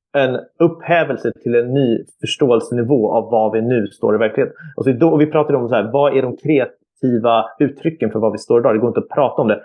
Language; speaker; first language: Swedish; native; Swedish